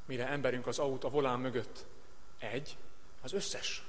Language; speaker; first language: Hungarian; native; Hungarian